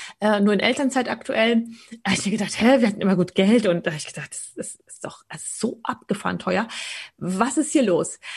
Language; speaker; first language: German; early bilingual, other home language; Polish